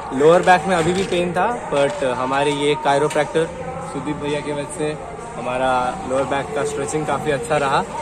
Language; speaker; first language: Hindi; non-native, local second language; Odia